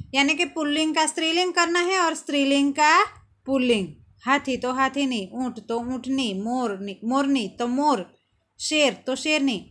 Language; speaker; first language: Hindi; non-native, local second language; Gujarati